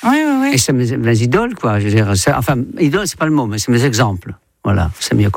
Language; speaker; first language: French; non-native, fluent; Dutch